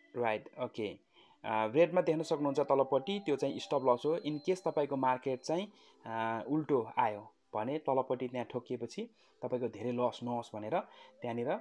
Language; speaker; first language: Nepali; native; Nepali